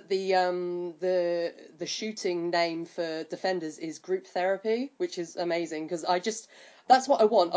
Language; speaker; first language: English; native; English